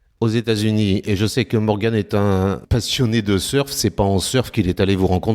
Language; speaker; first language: French; native; French